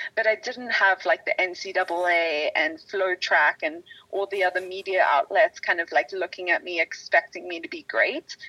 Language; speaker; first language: English; native; English